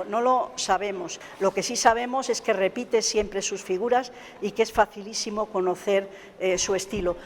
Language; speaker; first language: Spanish; native; Spanish